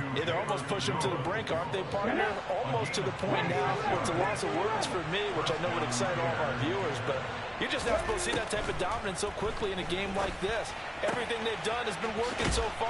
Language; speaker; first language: English; native; English